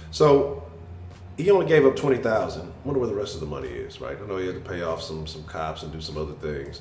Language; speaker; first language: English; native; English